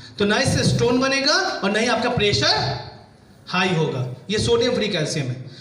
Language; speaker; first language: Hindi; native; Hindi